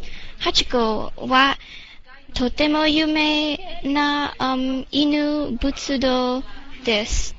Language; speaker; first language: Japanese; non-native, learner; English